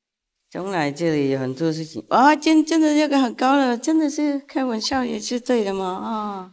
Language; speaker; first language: Chinese; non-native, fluent; Vietnamese